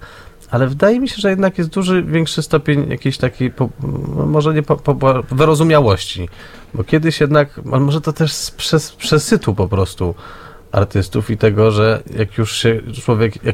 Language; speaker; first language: Polish; native; Polish